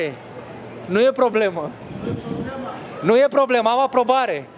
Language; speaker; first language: Spanish; non-native, learner; Romanian